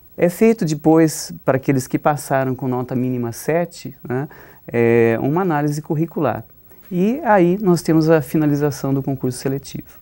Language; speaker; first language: Portuguese; native; Portuguese